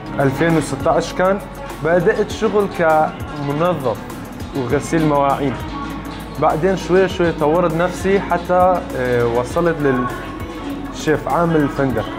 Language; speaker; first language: Arabic; non-native, local second language; Kurdish